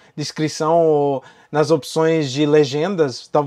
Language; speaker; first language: Portuguese; non-native, fluent; English